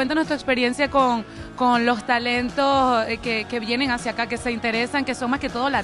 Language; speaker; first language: Spanish; native; Spanish